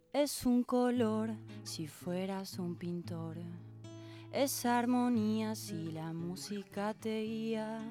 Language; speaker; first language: Spanish; native; Spanish